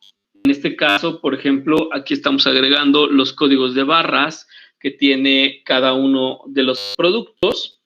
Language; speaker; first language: Spanish; native; Spanish